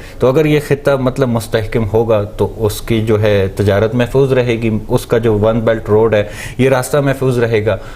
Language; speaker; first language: Urdu; non-native, local second language; Northern Hindko